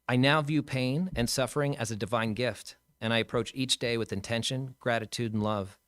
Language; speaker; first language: English; native; English